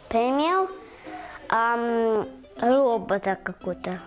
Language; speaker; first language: Russian; native; Russian